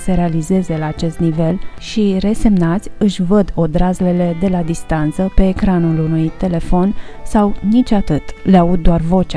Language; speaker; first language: Romanian; native; Romanian